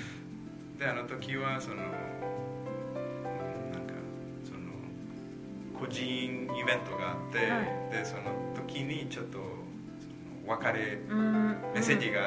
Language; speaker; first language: Japanese; non-native, learner; Spanish